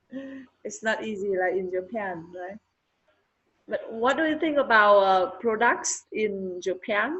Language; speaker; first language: English; non-native, learner; Vietnamese